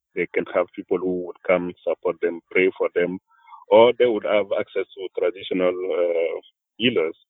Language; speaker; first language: English; non-native, fluent; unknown